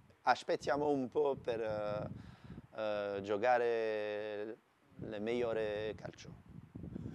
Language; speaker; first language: Italian; non-native, learner; French